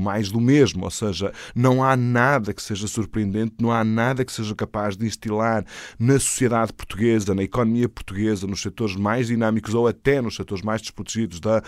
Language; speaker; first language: Portuguese; native; Portuguese